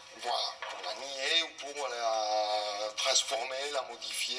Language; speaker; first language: French; non-native, fluent; Spanish